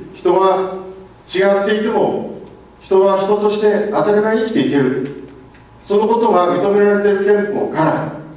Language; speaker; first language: Japanese; native; Japanese